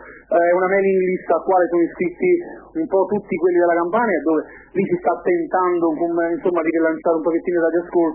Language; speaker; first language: Italian; native; Italian